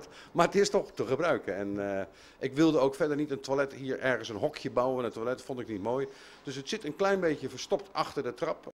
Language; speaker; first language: Dutch; native; Dutch